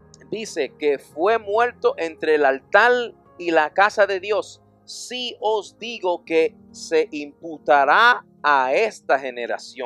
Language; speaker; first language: Spanish; non-native, fluent; English